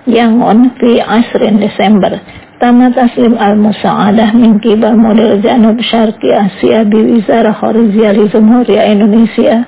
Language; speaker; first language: Arabic; non-native, fluent; Indonesian